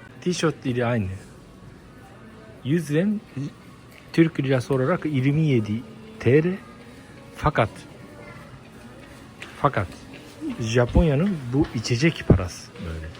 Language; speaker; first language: Turkish; early bilingual, heritage; Turkish